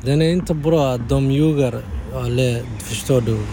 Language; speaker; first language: Swedish; non-native, fluent; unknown